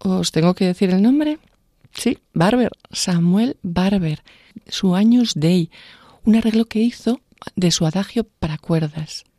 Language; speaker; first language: Spanish; native; Spanish